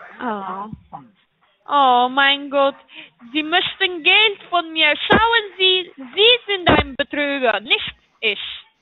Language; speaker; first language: German; non-native, learner; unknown